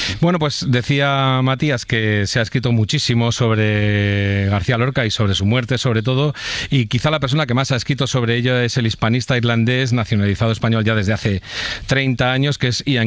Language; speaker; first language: Spanish; native; Spanish